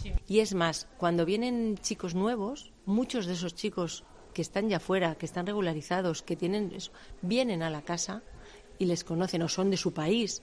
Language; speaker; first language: Spanish; native; Spanish